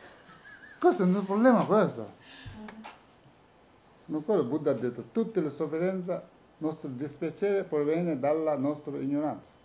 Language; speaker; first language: Italian; non-native, learner; Tibetan